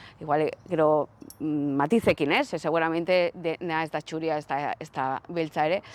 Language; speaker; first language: Basque; non-native, local second language; Spanish